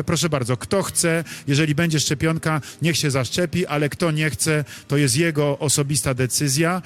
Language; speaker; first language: Polish; native; Polish